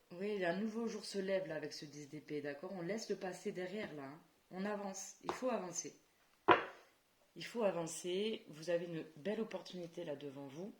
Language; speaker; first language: French; native; French